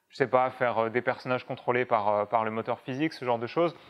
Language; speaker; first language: French; native; French